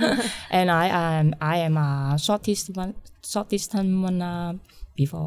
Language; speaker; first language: English; non-native, learner; Cantonese